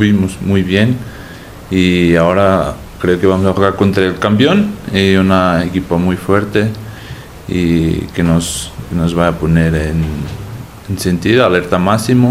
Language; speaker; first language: Spanish; non-native, fluent; Portuguese